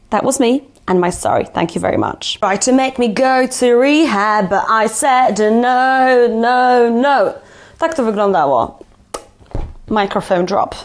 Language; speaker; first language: English; non-native, fluent; Polish